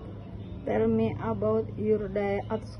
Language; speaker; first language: English; non-native, learner; Indonesian